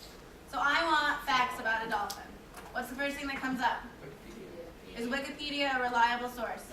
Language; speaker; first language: English; native; English